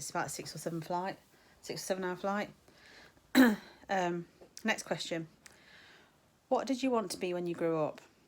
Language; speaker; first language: English; native; English